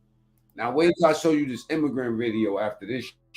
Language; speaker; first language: English; native; English